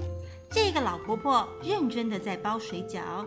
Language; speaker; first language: Chinese; native; Chinese